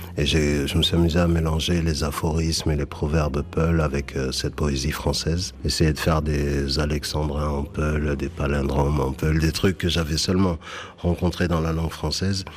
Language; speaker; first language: French; early bilingual, other home language; Fula